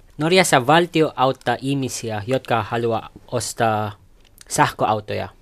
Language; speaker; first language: Finnish; non-native, learner; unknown